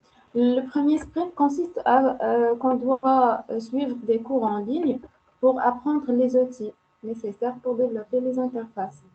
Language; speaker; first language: French; non-native, local second language; Arabic